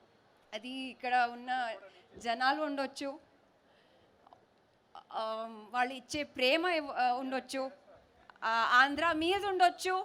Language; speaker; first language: Telugu; non-native, local second language; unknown